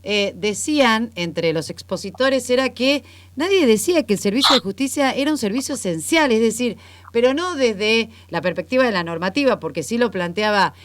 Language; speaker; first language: Spanish; native; Spanish